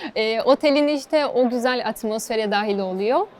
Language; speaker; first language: Turkish; non-native, fluent; Portuguese